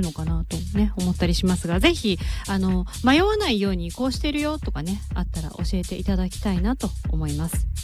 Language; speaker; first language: Japanese; native; Japanese